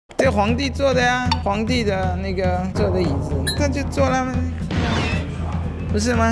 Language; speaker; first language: Chinese; non-native, fluent; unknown